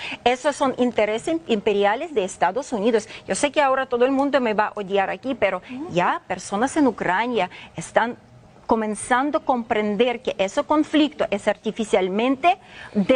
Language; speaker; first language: Spanish; non-native, fluent; Ukrainian